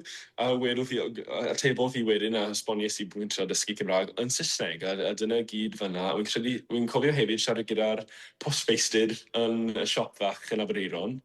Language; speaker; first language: Welsh; non-native, fluent; English